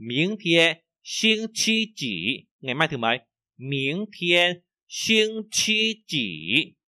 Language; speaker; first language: Chinese; non-native, fluent; Vietnamese